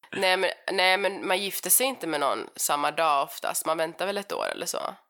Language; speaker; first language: Swedish; early bilingual, heritage; Swedish